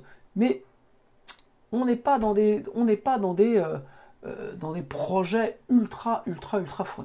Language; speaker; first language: French; native; French